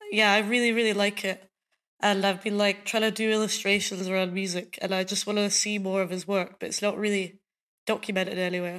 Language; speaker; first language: English; native; English